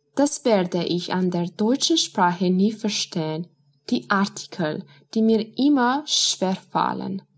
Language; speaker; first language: German; non-native, learner; Georgian